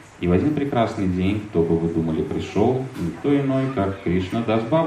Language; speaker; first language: Russian; native; Russian